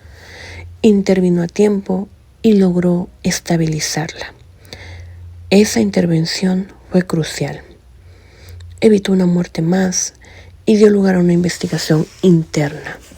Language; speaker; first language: Spanish; native; Spanish